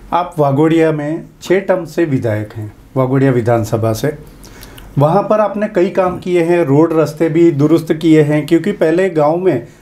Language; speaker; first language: Hindi; native; Hindi